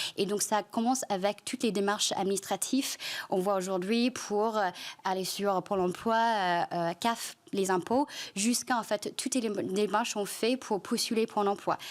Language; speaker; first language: French; non-native, fluent; Chinese